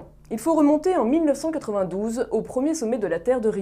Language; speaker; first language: French; native; French